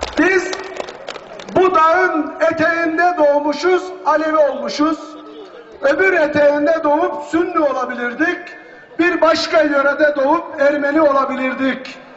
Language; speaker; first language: Turkish; native; Turkish